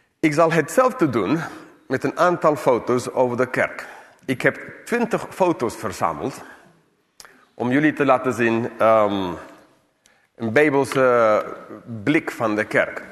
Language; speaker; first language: Dutch; non-native, fluent; English